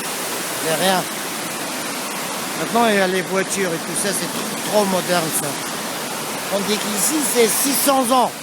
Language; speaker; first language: French; non-native, local second language; Arabic